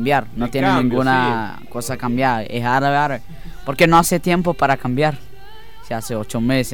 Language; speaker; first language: Spanish; non-native, learner; Arabic